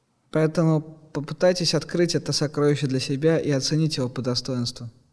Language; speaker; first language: Russian; native; Russian